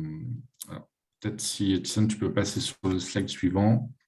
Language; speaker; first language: French; native; French